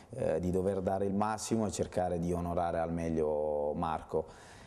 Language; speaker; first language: Italian; native; Italian